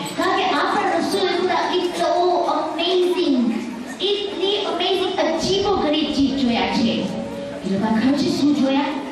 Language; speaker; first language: Gujarati; early bilingual, heritage; Gujarati